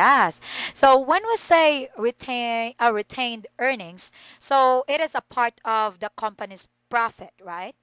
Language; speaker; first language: English; non-native, fluent; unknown